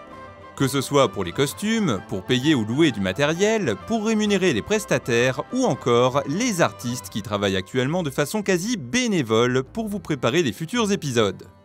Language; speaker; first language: French; native; French